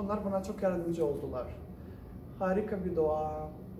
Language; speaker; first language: Turkish; non-native, fluent; Russian